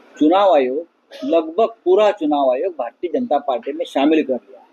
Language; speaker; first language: Hindi; non-native, local second language; Marathi